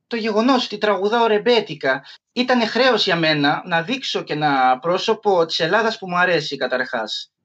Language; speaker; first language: Greek; early bilingual, other home language; French